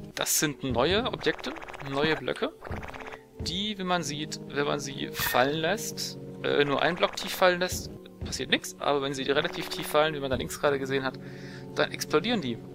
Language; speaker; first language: German; native; German